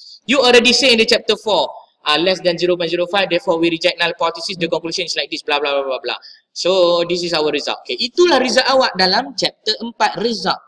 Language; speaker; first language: English; non-native, local second language; Malay